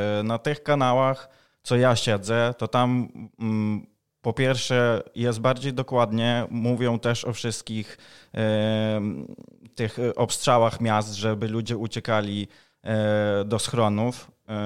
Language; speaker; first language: Polish; non-native, fluent; Ukrainian